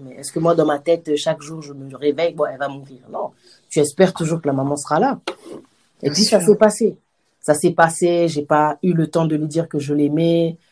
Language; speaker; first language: French; native; French